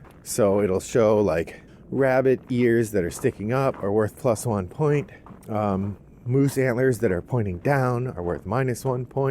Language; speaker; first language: English; native; English